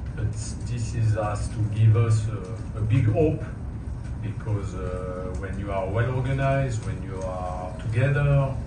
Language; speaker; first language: English; non-native, fluent; French